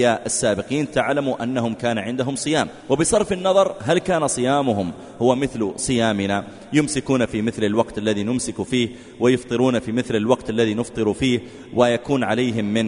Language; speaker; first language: Arabic; native; Arabic